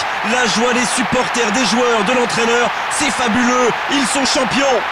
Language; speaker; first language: French; native; French